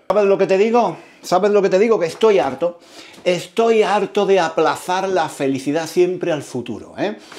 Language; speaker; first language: Spanish; native; Spanish